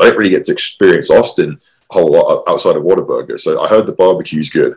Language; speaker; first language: English; native; English